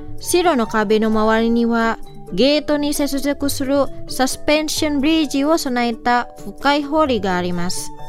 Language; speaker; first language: Japanese; non-native, fluent; Indonesian